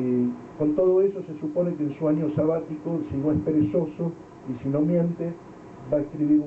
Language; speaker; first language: Spanish; native; Spanish